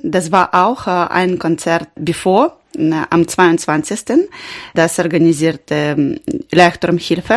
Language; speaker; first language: German; non-native, learner; Ukrainian